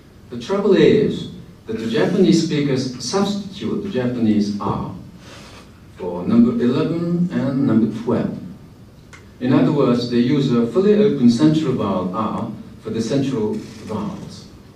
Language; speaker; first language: English; non-native, fluent; Korean